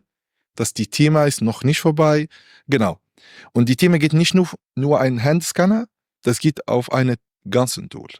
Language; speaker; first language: German; non-native, learner; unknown